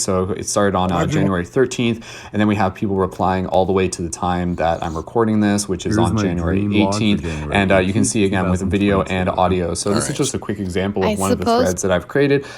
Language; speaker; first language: English; native; English